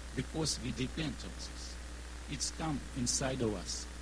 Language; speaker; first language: English; non-native, learner; Ukrainian